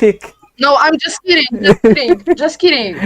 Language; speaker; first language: English; non-native, learner; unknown